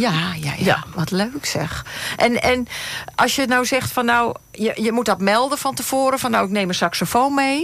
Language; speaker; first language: Dutch; native; Dutch